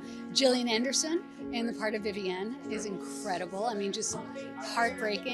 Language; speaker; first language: English; native; English